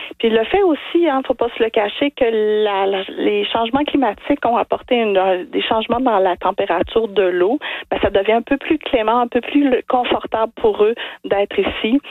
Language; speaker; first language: French; native; French